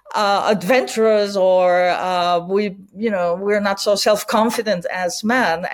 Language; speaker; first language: English; non-native, fluent; Spanish